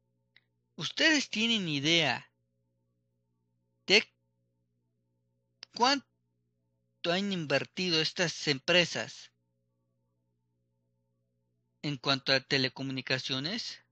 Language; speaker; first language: Spanish; native; Spanish